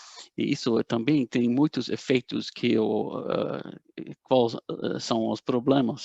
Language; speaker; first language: Portuguese; non-native, fluent; Dutch